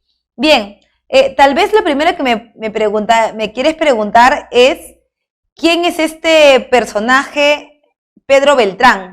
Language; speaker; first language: Spanish; native; Spanish